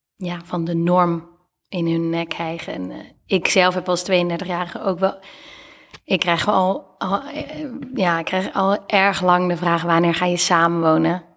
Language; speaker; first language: English; native; English